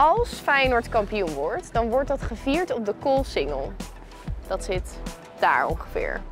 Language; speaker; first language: Dutch; native; Dutch